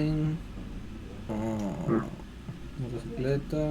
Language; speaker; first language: English; non-native, learner; Spanish